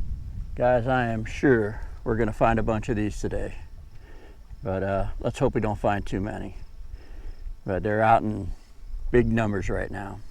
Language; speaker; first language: English; native; English